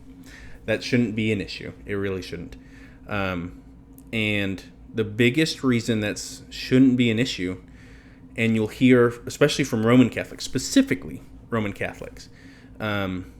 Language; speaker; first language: English; native; English